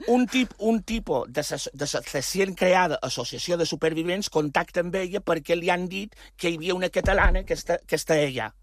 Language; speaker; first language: Catalan; native; Catalan